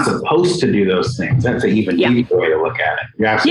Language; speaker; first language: English; native; English